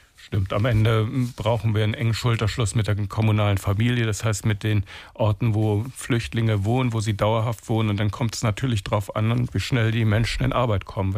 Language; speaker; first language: German; native; German